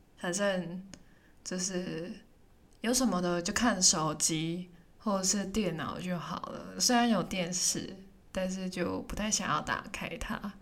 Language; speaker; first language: Chinese; non-native, local second language; Cantonese